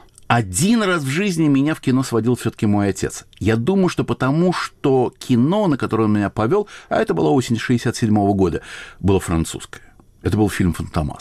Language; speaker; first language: Russian; native; Russian